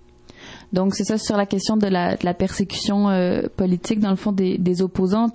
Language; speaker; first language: French; native; French